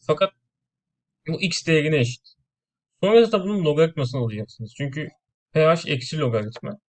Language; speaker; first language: Turkish; native; Turkish